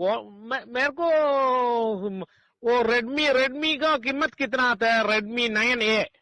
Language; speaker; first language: Hindi; non-native, local second language; Malayalam